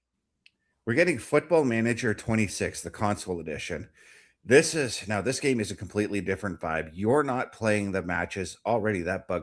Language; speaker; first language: English; native; English